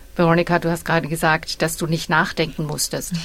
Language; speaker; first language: German; native; German